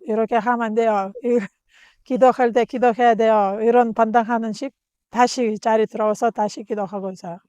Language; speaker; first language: Korean; non-native, learner; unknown